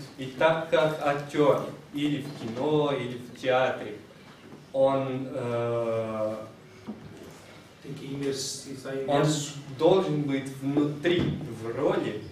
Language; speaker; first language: Russian; non-native, fluent; Portuguese